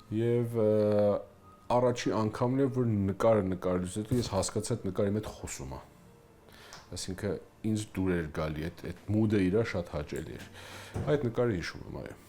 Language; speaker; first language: Armenian; early bilingual, heritage; Armenian